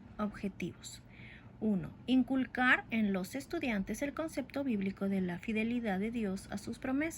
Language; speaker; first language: Spanish; native; Spanish